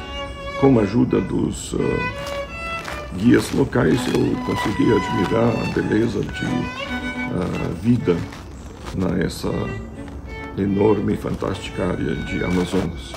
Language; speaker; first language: Portuguese; non-native, fluent; Serbian